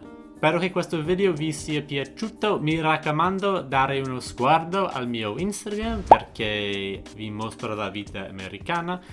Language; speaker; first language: Italian; non-native, fluent; English